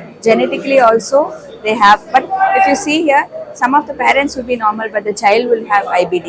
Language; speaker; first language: English; non-native, local second language; Tamil